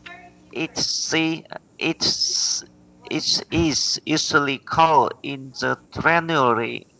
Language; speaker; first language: English; non-native, learner; Vietnamese